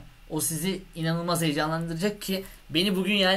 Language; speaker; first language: Turkish; native; Turkish